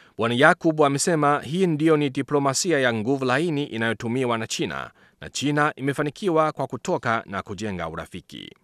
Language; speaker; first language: Swahili; non-native, fluent; Chinese